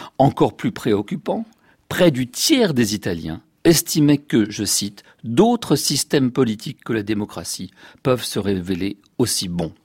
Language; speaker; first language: French; native; French